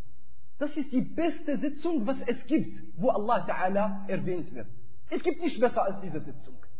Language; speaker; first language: German; non-native, fluent; Arabic